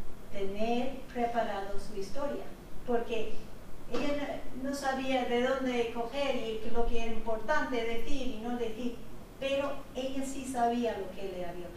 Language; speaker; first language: Spanish; non-native, fluent; English